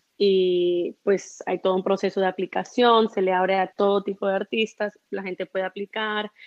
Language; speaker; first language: Spanish; early bilingual, heritage; Spanish